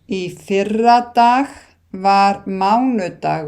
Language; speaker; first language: Icelandic; non-native, fluent; Thai